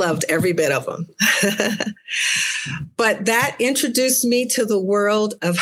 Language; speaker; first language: English; native; English